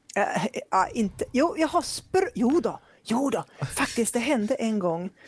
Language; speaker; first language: Swedish; native; Swedish